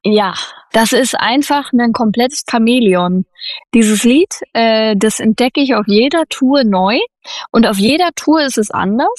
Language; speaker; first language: German; native; German